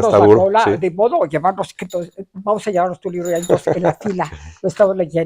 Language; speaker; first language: Spanish; native; Spanish